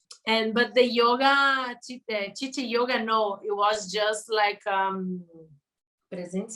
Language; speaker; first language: English; non-native, learner; Portuguese